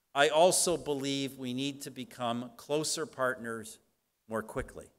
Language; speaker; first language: English; native; English